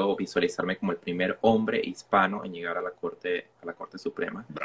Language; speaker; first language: Spanish; native; Spanish